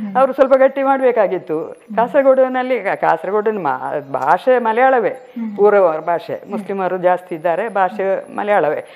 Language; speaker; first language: Kannada; non-native, local second language; Malayalam